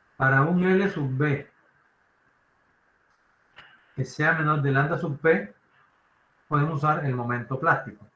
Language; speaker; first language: Spanish; native; Spanish